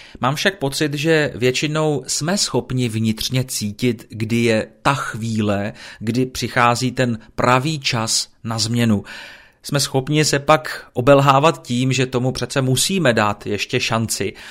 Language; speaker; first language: Czech; native; Czech